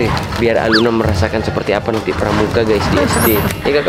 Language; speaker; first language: Indonesian; native; Indonesian